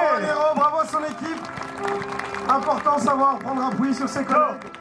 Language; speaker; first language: French; native; French